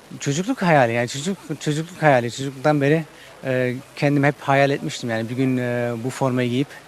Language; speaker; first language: Turkish; early bilingual, heritage; Turkish